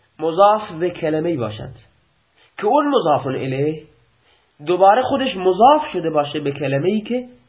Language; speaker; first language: Persian; non-native, local second language; Baluchi